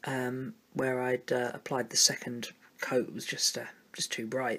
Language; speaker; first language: English; native; English